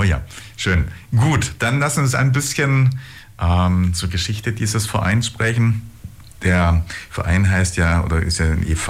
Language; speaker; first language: German; native; German